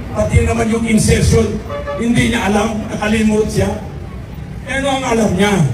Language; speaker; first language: Filipino; non-native, local second language; Iloko